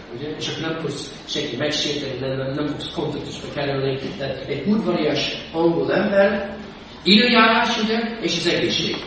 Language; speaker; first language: Hungarian; non-native, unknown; English